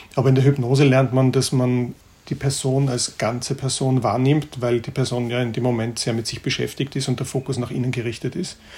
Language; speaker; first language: German; native; German